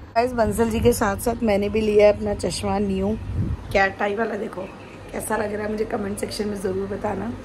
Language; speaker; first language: Hindi; native; Hindi